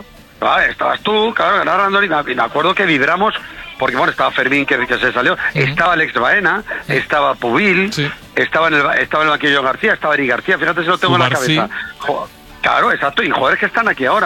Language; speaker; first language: Spanish; native; Spanish